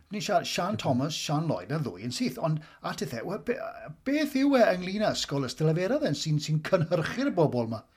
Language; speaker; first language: Welsh; native; Welsh